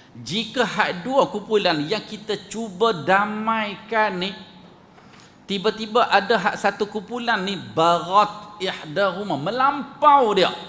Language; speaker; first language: Malay; native; Malay